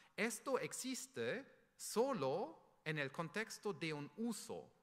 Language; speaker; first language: Spanish; non-native, fluent; German